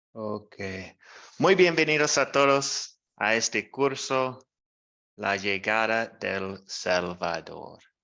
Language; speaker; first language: Spanish; non-native, learner; English